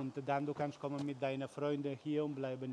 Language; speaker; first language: German; non-native, learner; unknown